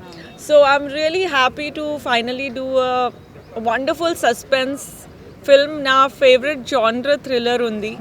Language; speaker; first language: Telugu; non-native, fluent; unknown